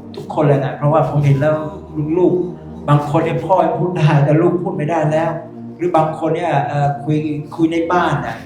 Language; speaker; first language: Thai; non-native, local second language; Pattani Malay